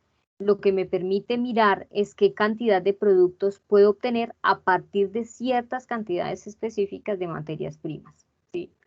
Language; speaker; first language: Spanish; native; Spanish